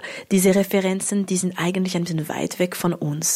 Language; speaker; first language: German; non-native, local second language; French